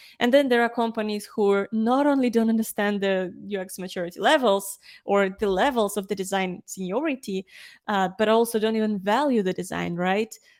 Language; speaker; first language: English; non-native, fluent; Ukrainian